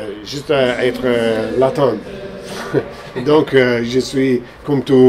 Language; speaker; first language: French; non-native, learner; Italian